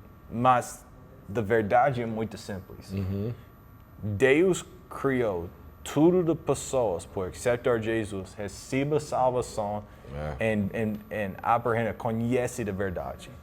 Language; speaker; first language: Portuguese; non-native, learner; English